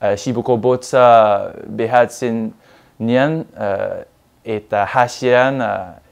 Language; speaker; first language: Basque; non-native, fluent; English